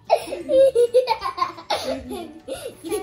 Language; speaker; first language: English; non-native, learner; Indonesian